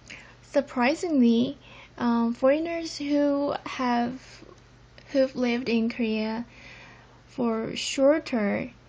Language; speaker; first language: English; non-native, fluent; Korean